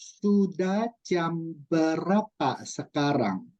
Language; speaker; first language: Indonesian; non-native, fluent; Chinese